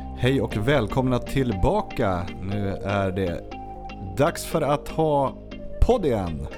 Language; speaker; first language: Swedish; native; Swedish